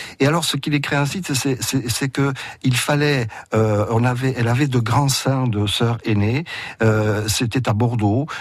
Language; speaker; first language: French; early bilingual, other home language; Catalan